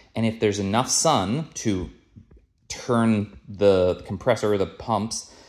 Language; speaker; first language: English; native; English